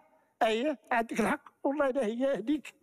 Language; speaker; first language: Arabic; native; Arabic